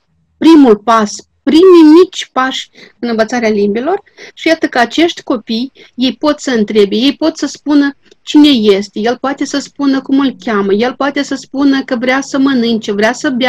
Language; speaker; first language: Romanian; non-native, local second language; Gagauz